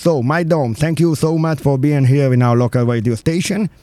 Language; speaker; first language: English; non-native, learner; Italian